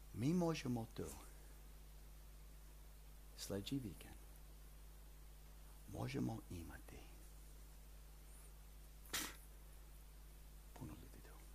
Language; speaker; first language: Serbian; early bilingual, heritage; Serbian